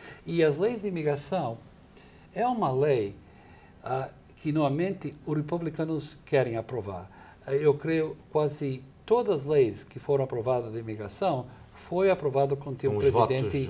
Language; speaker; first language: Portuguese; non-native, fluent; English